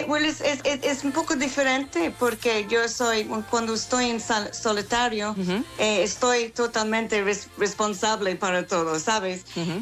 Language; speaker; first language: Spanish; non-native, fluent; English